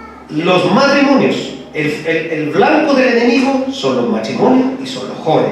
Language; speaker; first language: Spanish; native; Spanish